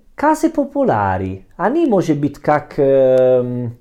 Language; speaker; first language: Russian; non-native, learner; Italian